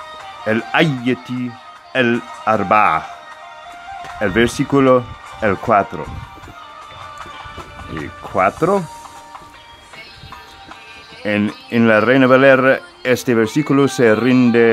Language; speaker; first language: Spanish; non-native, fluent; English